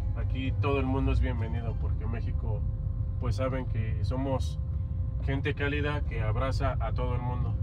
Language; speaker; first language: Spanish; non-native, fluent; Arabic